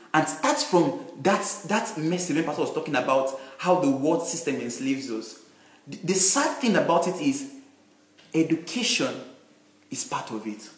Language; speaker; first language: English; non-native, local second language; Yoruba